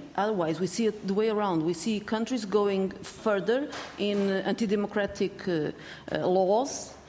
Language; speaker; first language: English; non-native, learner; Portuguese